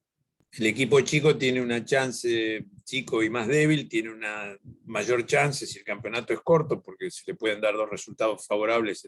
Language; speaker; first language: Spanish; native; Spanish